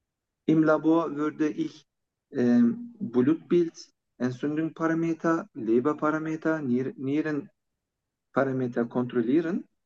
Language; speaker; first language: German; non-native, learner; Turkish